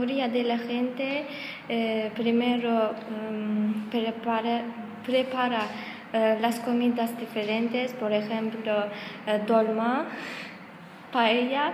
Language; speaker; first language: Spanish; non-native, learner; Azerbaijani